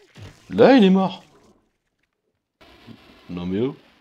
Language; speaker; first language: French; native; French